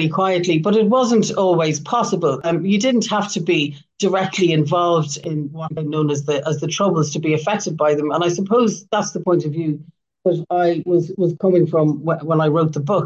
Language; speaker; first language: English; native; English